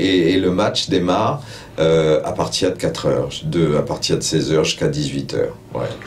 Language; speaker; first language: French; non-native, local second language; Morisyen